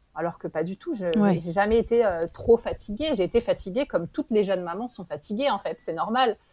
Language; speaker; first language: French; native; French